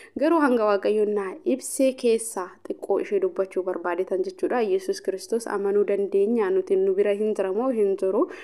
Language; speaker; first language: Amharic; non-native, local second language; Oromo